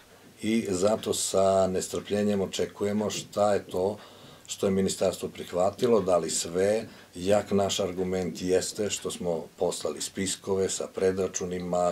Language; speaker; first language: Croatian; native; Croatian